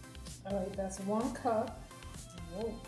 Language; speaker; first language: English; native; English